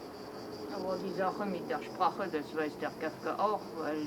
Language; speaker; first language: German; non-native, fluent; French